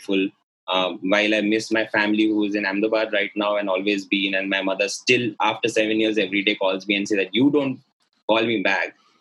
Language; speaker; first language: English; non-native, local second language; Gujarati